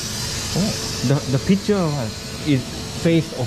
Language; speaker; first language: English; non-native, learner; Thai